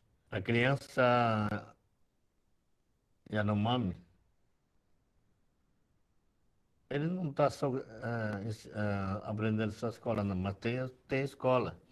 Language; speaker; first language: Portuguese; non-native, local second language; Yanomámi